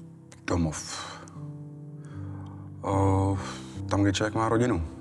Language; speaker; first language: Czech; early bilingual, other home language; Arabic